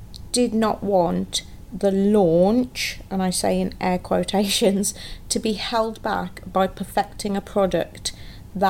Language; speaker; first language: English; native; English